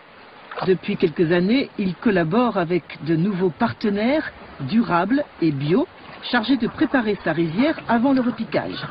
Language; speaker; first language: French; native; French